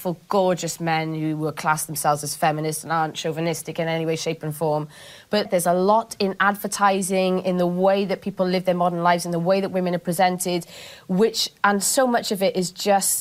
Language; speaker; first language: English; native; English